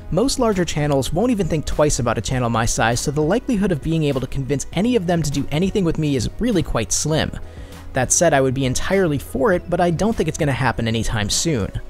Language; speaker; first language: English; native; English